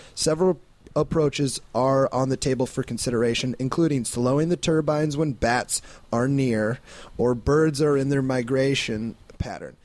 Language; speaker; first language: English; native; English